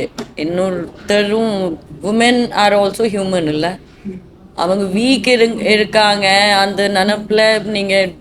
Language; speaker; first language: Tamil; non-native, fluent; Hindi